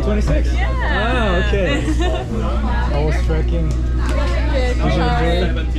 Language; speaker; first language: English; non-native, learner; Korean